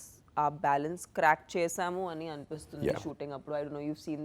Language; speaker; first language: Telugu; non-native, fluent; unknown